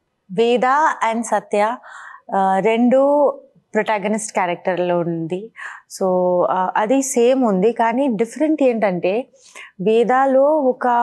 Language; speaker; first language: Telugu; non-native, learner; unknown